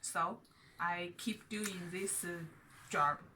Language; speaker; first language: English; non-native, learner; Chinese